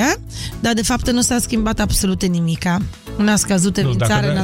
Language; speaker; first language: Romanian; non-native, fluent; Italian